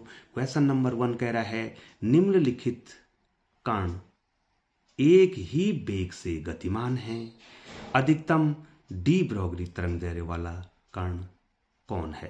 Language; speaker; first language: Hindi; native; Hindi